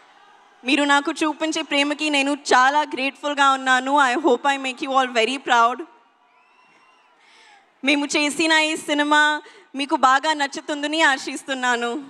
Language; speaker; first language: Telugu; non-native, learner; Hindi